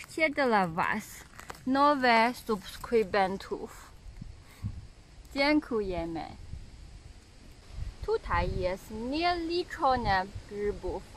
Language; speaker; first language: Polish; non-native, learner; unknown